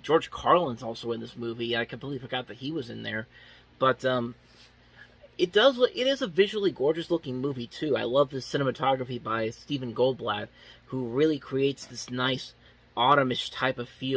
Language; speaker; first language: English; native; English